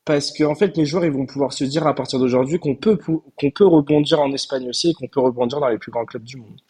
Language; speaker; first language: French; early bilingual, heritage; Turkish